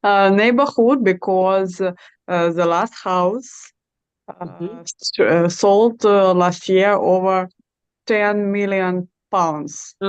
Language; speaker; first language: English; non-native, learner; Russian